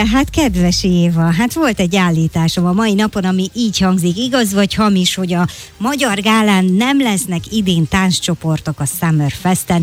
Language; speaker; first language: Hungarian; native; Hungarian